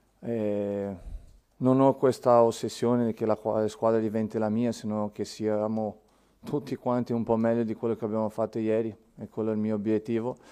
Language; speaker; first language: Italian; non-native, fluent; Portuguese